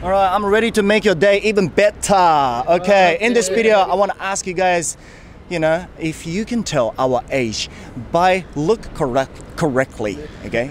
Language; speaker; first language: English; non-native, fluent; Japanese